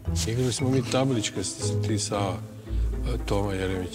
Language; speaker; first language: Serbian; native; Serbian